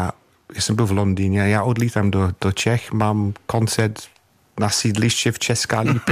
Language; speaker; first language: Czech; non-native, fluent; English